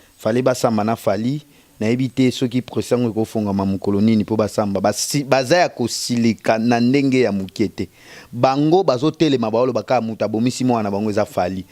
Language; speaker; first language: Lingala; native; Lingala